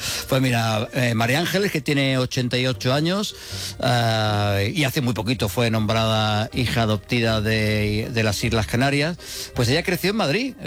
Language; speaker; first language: Spanish; native; Spanish